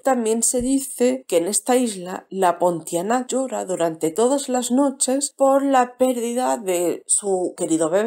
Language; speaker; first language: Spanish; native; Spanish